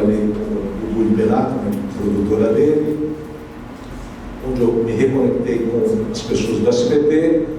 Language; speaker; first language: Portuguese; native; Portuguese